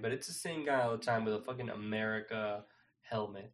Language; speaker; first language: English; non-native, fluent; Spanish